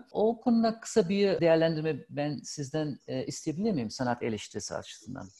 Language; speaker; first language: Turkish; non-native, fluent; German